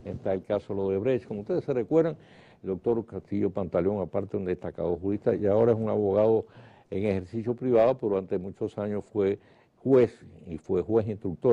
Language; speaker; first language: Spanish; native; Spanish